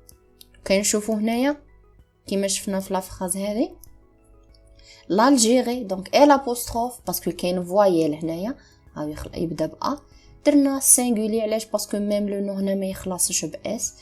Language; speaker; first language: Arabic; native; Arabic